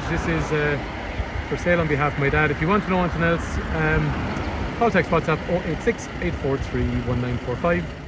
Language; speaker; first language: English; native; English